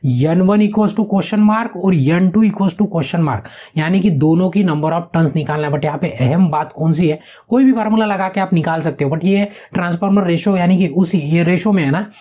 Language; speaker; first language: Hindi; non-native, local second language; Marathi